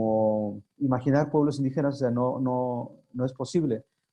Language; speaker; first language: Spanish; non-native, local second language; Zapotec